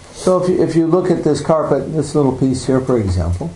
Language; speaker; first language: English; native; English